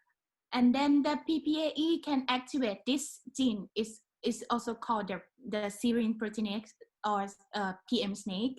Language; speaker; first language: English; non-native, learner; Thai